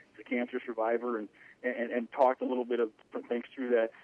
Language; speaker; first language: English; native; English